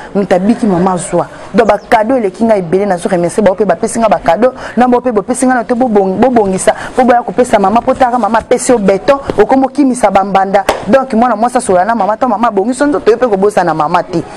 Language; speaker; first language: Lingala; native; Lingala